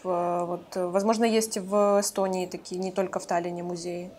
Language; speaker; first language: Russian; native; Russian